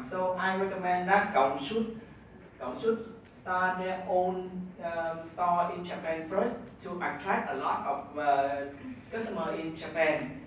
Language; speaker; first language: English; non-native, learner; Vietnamese